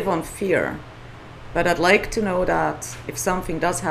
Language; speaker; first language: English; non-native, fluent; Swiss German